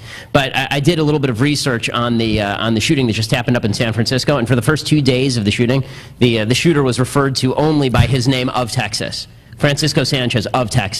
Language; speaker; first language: English; native; English